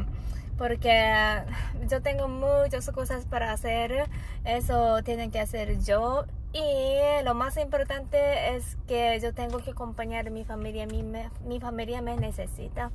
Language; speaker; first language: Spanish; non-native, fluent; Japanese